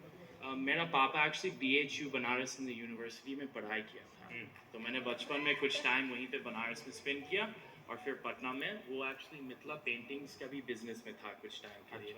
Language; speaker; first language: Hindi; early bilingual, other home language; English